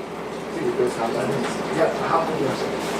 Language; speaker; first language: Japanese; native; Japanese